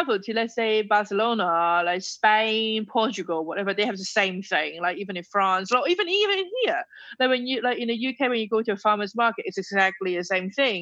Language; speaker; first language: English; non-native, local second language; Cantonese